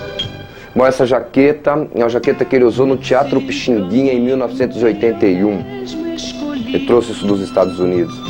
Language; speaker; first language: Portuguese; native; Portuguese